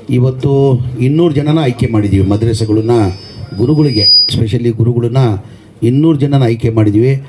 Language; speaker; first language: Kannada; non-native, local second language; Urdu